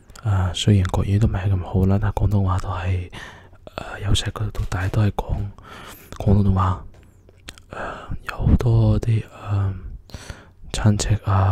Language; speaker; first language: Cantonese; early bilingual, heritage; Cantonese